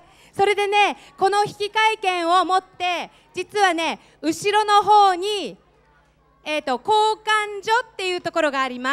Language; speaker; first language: Japanese; native; Japanese